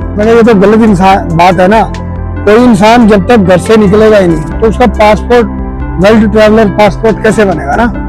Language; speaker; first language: Hindi; native; Hindi